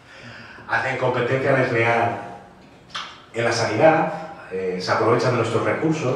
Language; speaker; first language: Spanish; native; Spanish